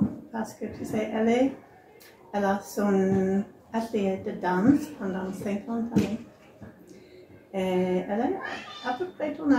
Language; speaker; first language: French; non-native, learner; English